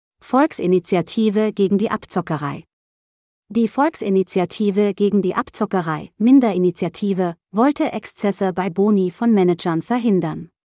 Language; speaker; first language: German; native; German